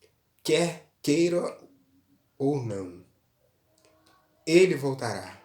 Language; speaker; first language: Portuguese; native; Portuguese